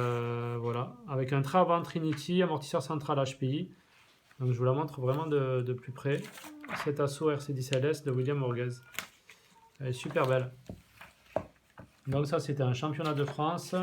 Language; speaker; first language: French; native; French